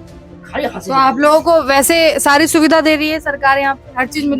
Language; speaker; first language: Hindi; native; Hindi